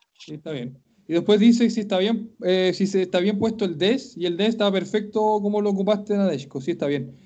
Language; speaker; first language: Spanish; native; Spanish